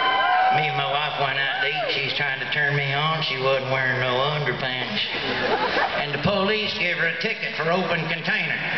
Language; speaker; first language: English; native; English